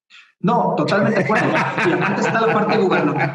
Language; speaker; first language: Spanish; native; Spanish